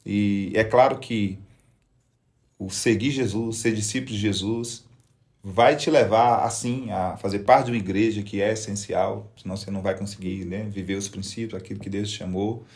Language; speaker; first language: Portuguese; native; Portuguese